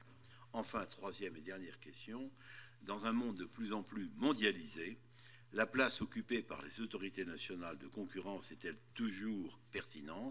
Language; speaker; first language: French; native; French